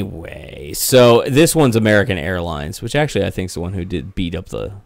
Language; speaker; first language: English; native; English